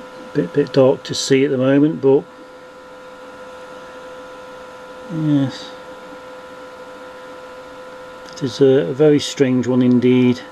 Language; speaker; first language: English; native; English